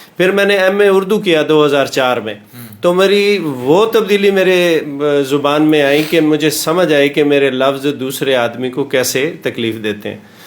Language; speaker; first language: Urdu; non-native, local second language; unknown